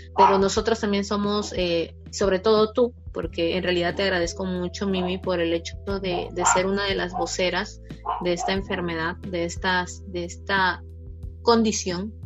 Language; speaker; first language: Spanish; native; Spanish